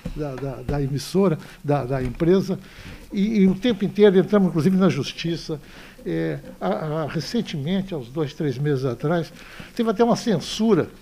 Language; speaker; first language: Portuguese; native; Portuguese